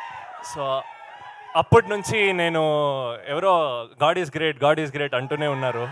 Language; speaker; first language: Telugu; non-native, learner; Kannada